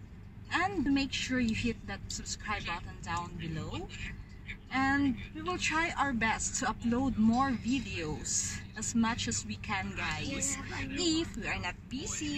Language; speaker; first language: English; non-native, local second language; Filipino